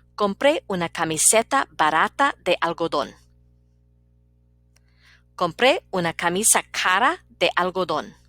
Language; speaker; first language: Spanish; non-native, fluent; English